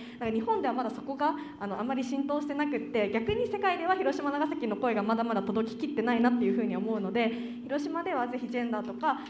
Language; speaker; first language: Japanese; native; Japanese